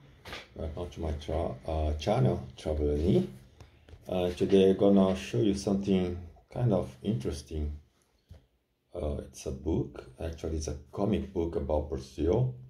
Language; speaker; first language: English; non-native, fluent; Portuguese